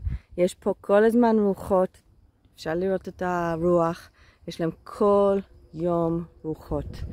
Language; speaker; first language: Hebrew; non-native, fluent; English